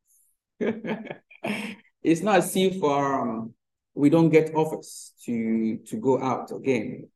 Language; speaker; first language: English; non-native, local second language; Akan